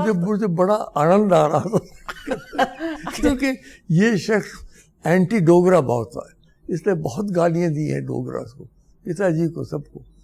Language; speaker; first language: Hindi; non-native, local second language; Dogri